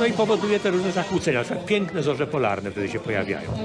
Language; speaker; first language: Polish; native; Polish